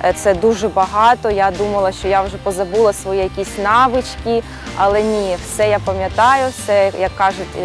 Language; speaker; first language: Ukrainian; native; Ukrainian